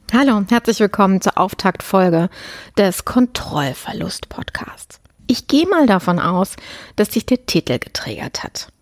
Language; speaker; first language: German; early bilingual, other home language; Polish